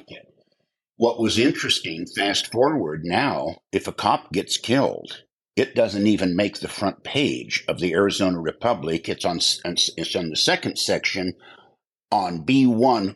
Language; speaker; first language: English; native; English